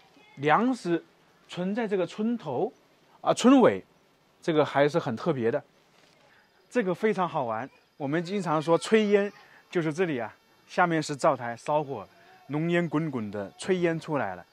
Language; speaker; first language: Chinese; native; Chinese